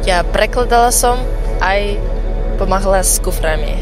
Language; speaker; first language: Slovak; non-native, learner; Ukrainian